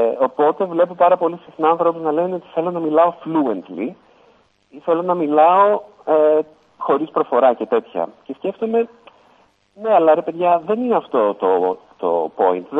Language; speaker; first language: Greek; native; Greek